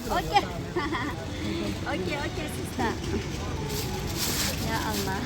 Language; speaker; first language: English; non-native, learner; Arabic